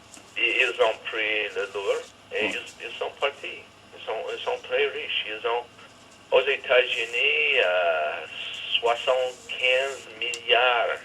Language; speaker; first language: French; non-native, fluent; English